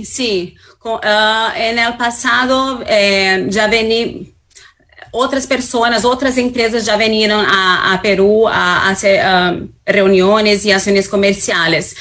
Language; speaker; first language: Spanish; non-native, fluent; Portuguese